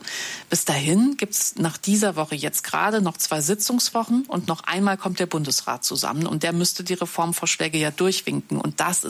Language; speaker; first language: German; native; German